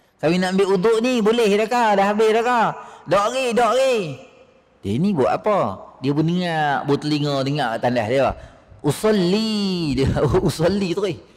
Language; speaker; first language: Malay; native; Malay